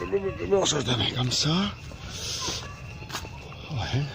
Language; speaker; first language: French; native; French